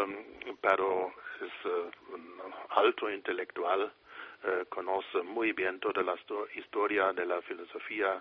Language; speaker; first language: Spanish; non-native, fluent; German